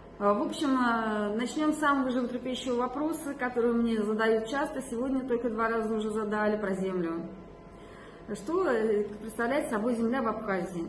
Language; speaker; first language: Russian; native; Russian